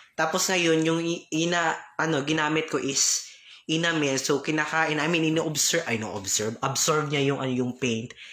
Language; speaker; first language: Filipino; non-native, local second language; Cebuano